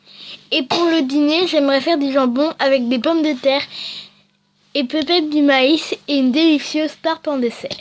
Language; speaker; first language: French; native; French